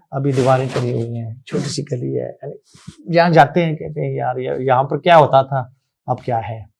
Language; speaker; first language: Urdu; early bilingual, heritage; Urdu